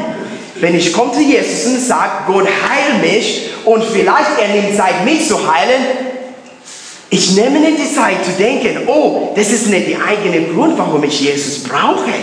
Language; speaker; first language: German; non-native, learner; English